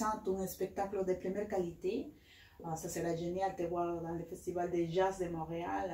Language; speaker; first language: French; non-native, fluent; Spanish